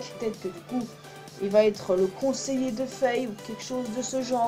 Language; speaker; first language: French; native; French